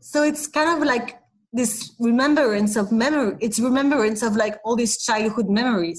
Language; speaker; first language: English; non-native, fluent; French